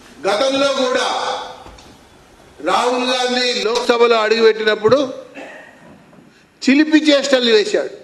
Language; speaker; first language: Telugu; native; Telugu